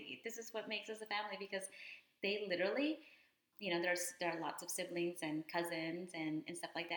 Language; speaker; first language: English; early bilingual, other home language; Spanish